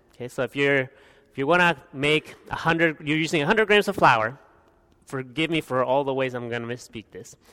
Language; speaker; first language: English; early bilingual, other home language; Spanish